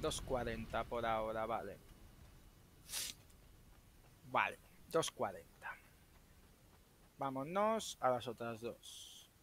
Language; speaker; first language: Spanish; native; Spanish